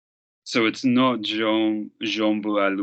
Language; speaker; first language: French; non-native, learner; English